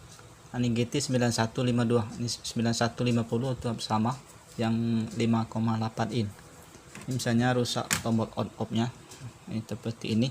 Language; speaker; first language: Indonesian; native; Indonesian